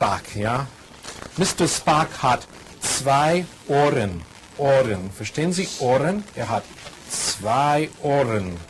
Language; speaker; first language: German; non-native, fluent; English